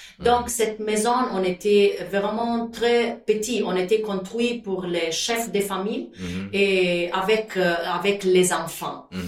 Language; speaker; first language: French; non-native, fluent; Italian